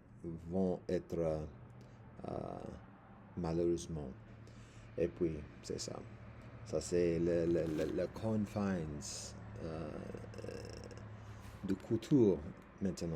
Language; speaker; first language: French; non-native, learner; English